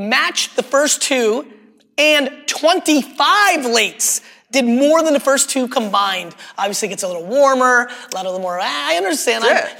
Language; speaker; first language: English; early bilingual, other home language; Russian